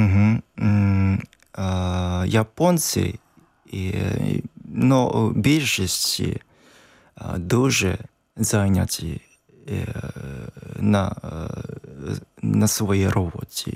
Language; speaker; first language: Ukrainian; non-native, learner; Japanese